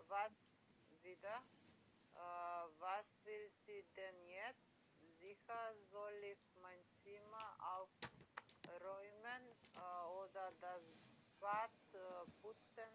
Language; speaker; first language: German; non-native, learner; Macedonian